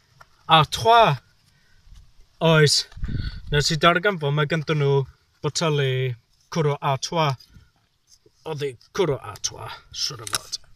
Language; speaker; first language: Welsh; non-native, learner; English